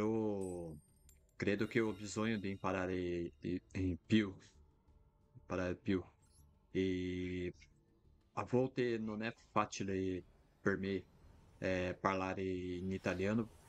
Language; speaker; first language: Italian; non-native, learner; Portuguese